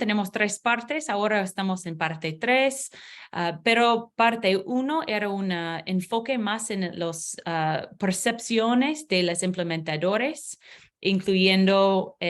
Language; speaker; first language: Spanish; non-native, learner; English